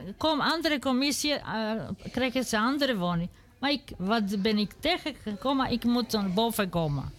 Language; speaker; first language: Dutch; non-native, learner; Serbian